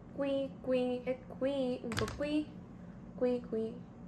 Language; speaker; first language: Italian; non-native, learner; Spanish